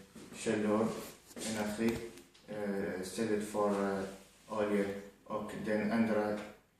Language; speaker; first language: Swedish; non-native, learner; Arabic